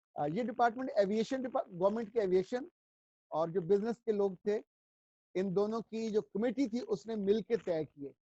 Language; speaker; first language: Urdu; non-native, local second language; Punjabi